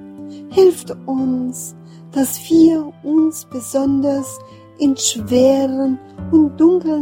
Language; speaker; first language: German; non-native, fluent; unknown